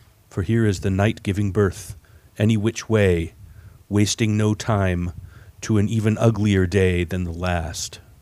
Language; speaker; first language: English; native; English